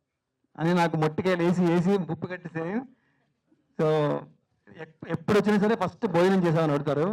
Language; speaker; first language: Telugu; native; Telugu